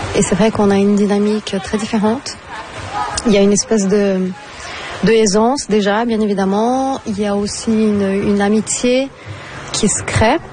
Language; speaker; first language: French; non-native, fluent; Portuguese